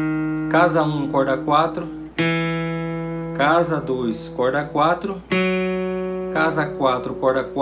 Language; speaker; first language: Portuguese; native; Portuguese